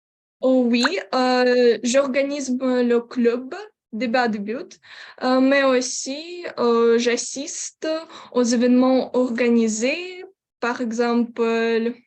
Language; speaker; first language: French; non-native, learner; Ukrainian